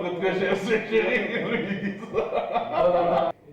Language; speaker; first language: French; non-native, fluent; Serbian